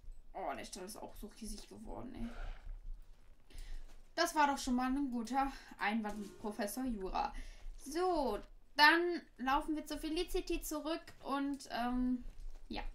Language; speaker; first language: German; native; German